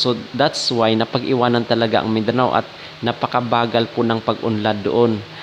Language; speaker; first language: Filipino; non-native, local second language; Cebuano